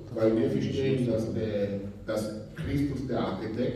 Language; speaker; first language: German; non-native, fluent; Portuguese